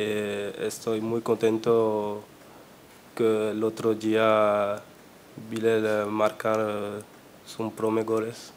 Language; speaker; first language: Spanish; non-native, learner; French